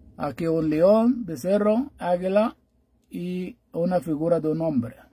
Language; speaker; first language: Spanish; non-native, fluent; Arabic